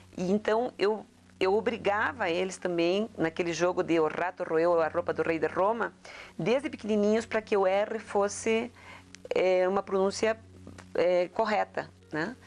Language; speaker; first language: Portuguese; early bilingual, other home language; Spanish